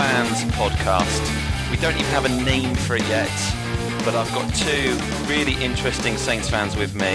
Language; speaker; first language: English; native; English